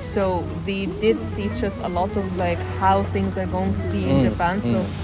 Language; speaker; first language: English; non-native, fluent; Arabic